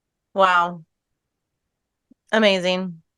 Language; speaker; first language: English; native; English